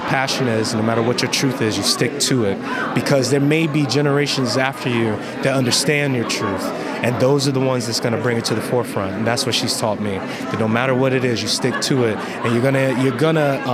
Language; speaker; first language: English; native; English